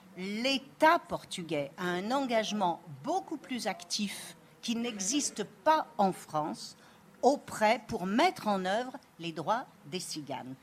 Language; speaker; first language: French; native; French